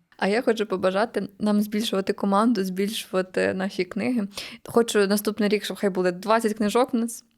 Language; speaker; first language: Ukrainian; native; Ukrainian